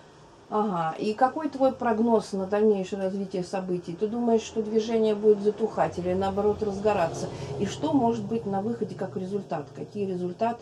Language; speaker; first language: Russian; native; Russian